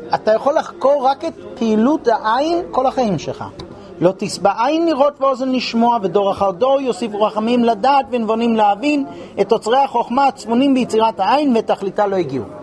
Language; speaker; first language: Hebrew; non-native, fluent; English